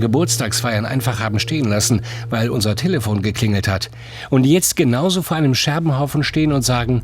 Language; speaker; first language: German; native; German